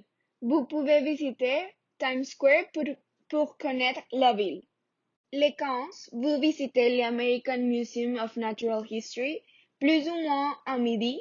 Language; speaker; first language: French; non-native, learner; Spanish